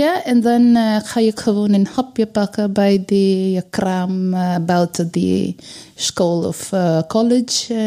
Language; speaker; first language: Dutch; non-native, learner; Bangla